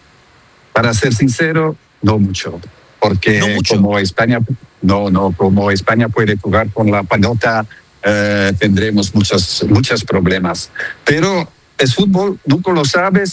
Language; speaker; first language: Spanish; non-native, fluent; Dutch